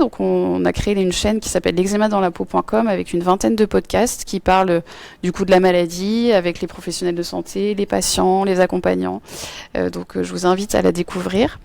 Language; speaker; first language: French; native; French